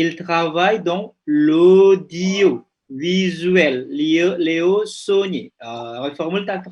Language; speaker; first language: French; non-native, fluent; Indonesian